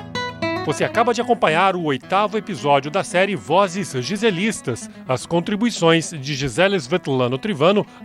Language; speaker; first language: Portuguese; native; Portuguese